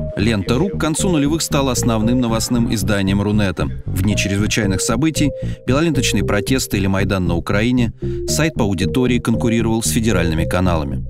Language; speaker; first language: Russian; native; Russian